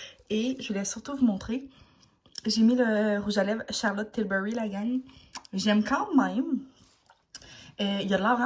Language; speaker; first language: French; native; French